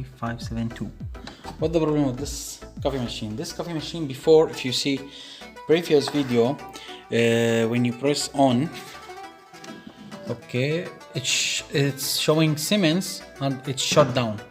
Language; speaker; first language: English; non-native, fluent; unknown